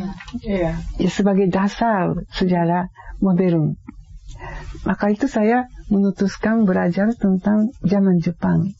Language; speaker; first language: Indonesian; non-native, fluent; Japanese